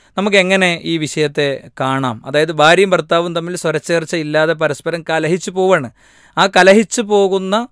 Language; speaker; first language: Malayalam; native; Malayalam